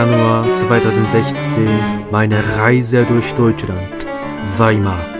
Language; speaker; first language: German; non-native, learner; Japanese